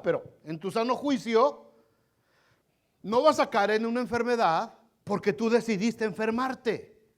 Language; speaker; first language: Spanish; native; Spanish